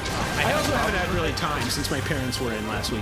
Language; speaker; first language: English; native; English